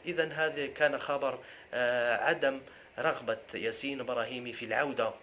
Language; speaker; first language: Arabic; native; Arabic